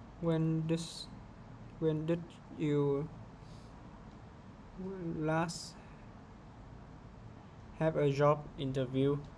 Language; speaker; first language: English; non-native, learner; Vietnamese